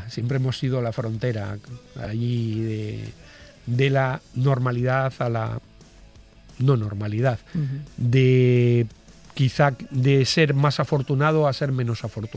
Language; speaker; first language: Spanish; native; Spanish